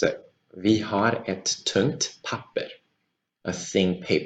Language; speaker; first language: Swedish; non-native, fluent; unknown